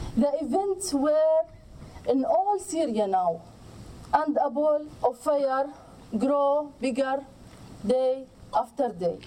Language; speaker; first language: English; non-native, learner; Arabic